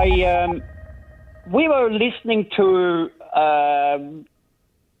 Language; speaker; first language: English; non-native, fluent; German